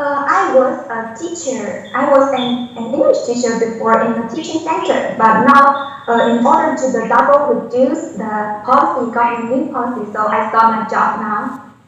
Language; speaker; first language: English; non-native, learner; Chinese